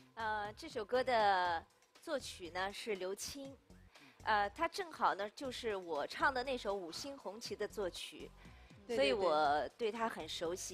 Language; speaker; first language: Chinese; native; Chinese